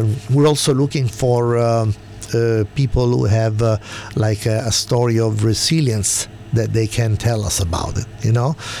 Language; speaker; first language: English; non-native, fluent; Italian